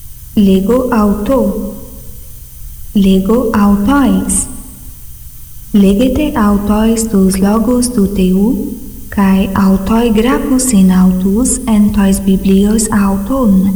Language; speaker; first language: Greek; non-native, fluent; Portuguese